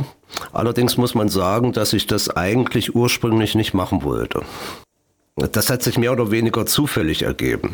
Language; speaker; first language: German; native; German